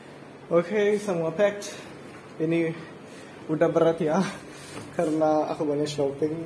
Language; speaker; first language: Indonesian; non-native, learner; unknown